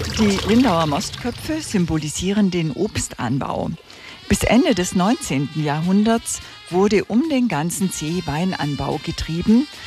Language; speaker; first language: German; native; German